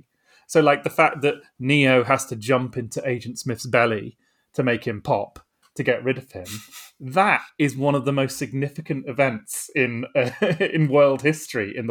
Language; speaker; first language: English; native; English